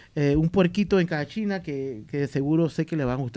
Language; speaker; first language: Spanish; native; Spanish